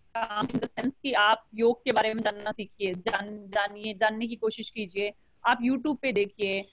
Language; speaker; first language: Hindi; native; Hindi